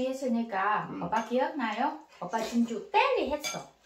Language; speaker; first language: Korean; non-native, learner; Vietnamese